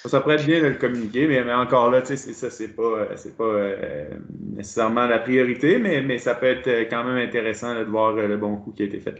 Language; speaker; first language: French; native; French